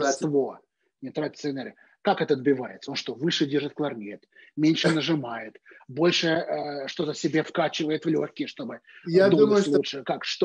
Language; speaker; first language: Russian; native; Russian